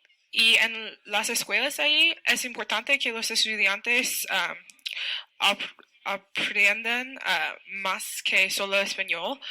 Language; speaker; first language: Spanish; non-native, learner; English